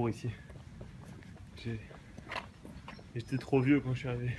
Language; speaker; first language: French; early bilingual, other home language; Japanese